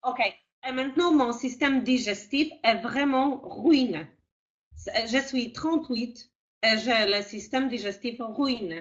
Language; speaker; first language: French; non-native, fluent; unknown